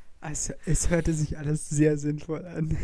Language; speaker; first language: German; native; German